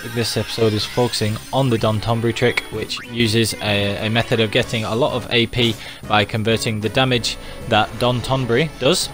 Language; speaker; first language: English; native; English